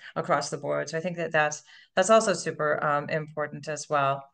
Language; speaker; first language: English; native; English